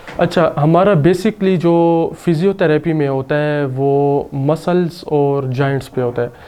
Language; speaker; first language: Urdu; non-native, local second language; Saraiki